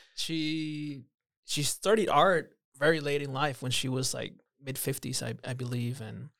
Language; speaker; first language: English; early bilingual, other home language; Spanish